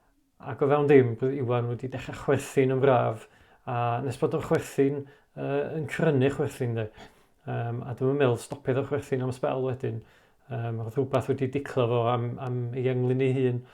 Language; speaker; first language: Welsh; native; Welsh